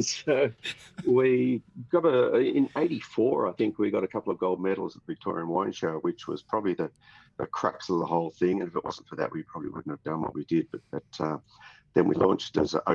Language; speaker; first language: English; native; English